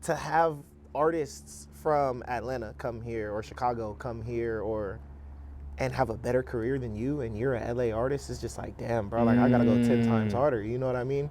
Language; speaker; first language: English; native; English